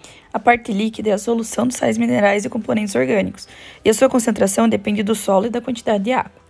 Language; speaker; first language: Portuguese; native; Portuguese